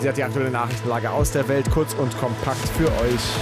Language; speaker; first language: German; native; German